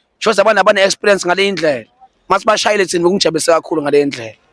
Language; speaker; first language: Zulu; non-native, local second language; Swati